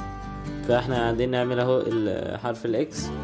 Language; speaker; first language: Arabic; native; Arabic